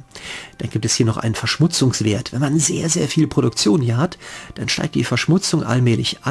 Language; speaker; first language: German; native; German